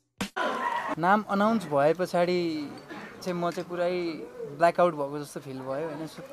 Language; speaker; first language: Nepali; early bilingual, heritage; Nepali